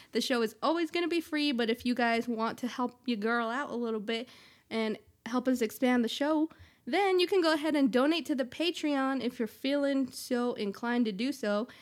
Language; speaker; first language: English; native; English